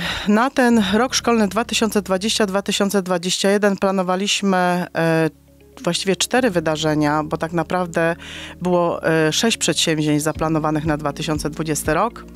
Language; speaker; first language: Polish; native; Polish